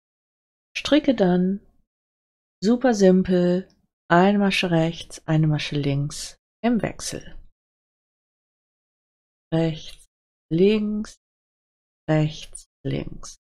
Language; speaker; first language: German; native; German